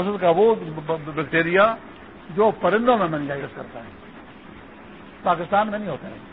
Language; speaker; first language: Urdu; non-native, local second language; Pashto